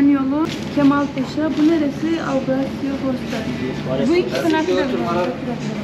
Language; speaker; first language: Turkish; non-native, learner; Turkmen